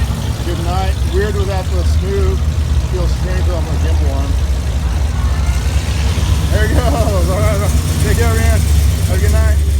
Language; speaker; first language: English; native; English